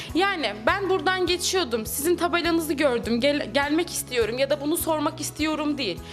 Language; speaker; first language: Turkish; native; Turkish